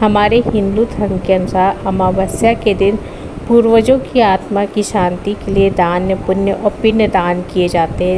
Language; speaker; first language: Hindi; native; Hindi